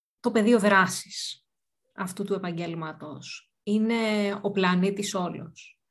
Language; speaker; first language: Greek; native; Greek